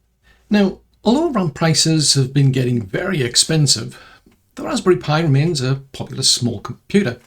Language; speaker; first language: English; native; English